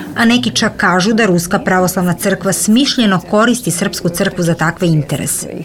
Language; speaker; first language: Serbian; native; Serbian